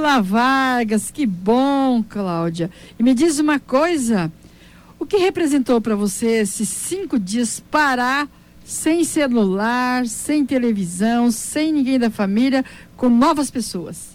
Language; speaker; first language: Portuguese; native; Portuguese